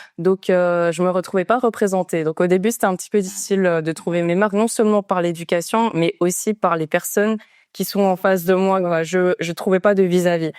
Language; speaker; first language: French; early bilingual, other home language; Portuguese